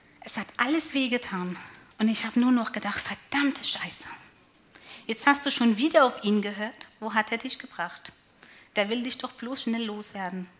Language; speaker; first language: German; non-native, fluent; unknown